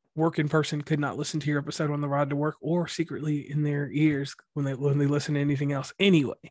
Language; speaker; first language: English; native; English